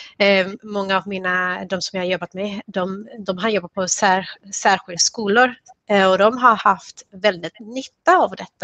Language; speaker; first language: Swedish; non-native, fluent; Spanish